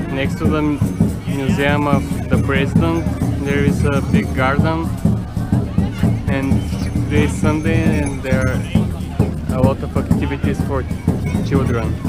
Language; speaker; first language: English; non-native, fluent; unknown